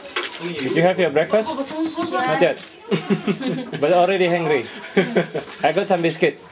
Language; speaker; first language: English; non-native, learner; Indonesian